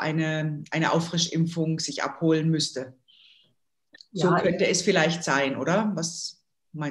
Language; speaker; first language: German; native; German